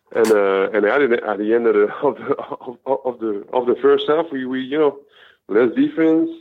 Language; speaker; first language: English; non-native, fluent; French